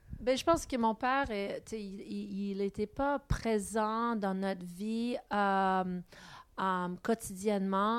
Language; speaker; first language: French; non-native, local second language; English